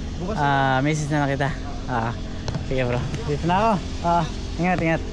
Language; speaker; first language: Filipino; native; Filipino